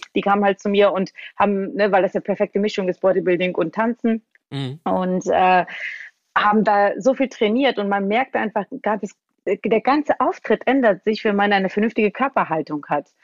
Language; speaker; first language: German; early bilingual, other home language; Georgian